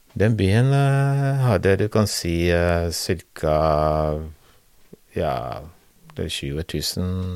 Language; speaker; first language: Norwegian; non-native, fluent; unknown